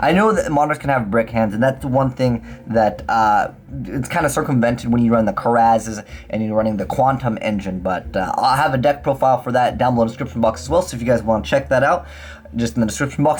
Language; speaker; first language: English; native; English